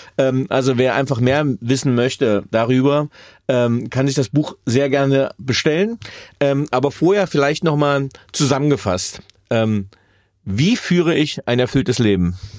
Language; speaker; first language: German; native; German